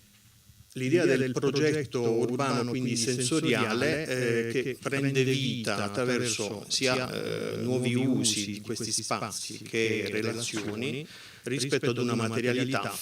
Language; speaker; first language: Italian; native; Italian